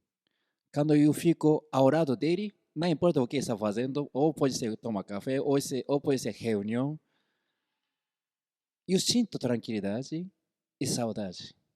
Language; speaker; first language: Portuguese; non-native, fluent; Korean